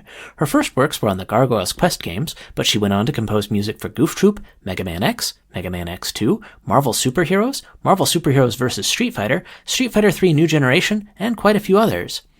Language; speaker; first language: English; native; English